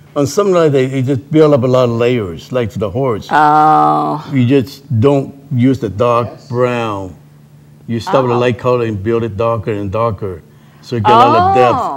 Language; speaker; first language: English; non-native, local second language; Cantonese